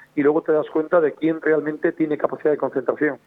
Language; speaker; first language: Spanish; native; Spanish